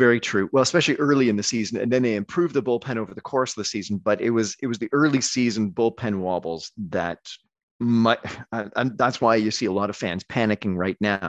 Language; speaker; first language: English; native; English